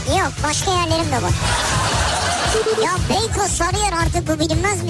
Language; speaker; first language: Turkish; native; Turkish